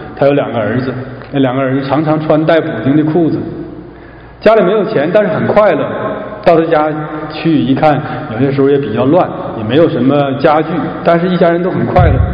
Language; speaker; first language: Chinese; native; Chinese